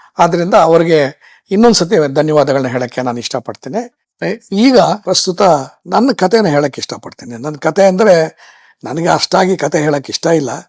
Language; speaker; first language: Kannada; native; Kannada